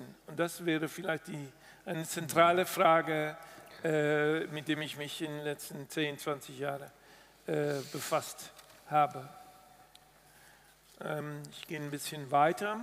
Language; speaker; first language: German; non-native, fluent; Dutch